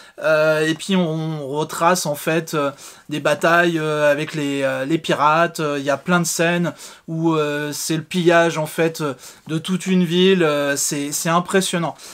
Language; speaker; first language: French; native; French